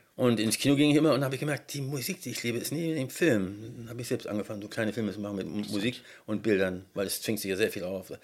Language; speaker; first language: German; early bilingual, heritage; German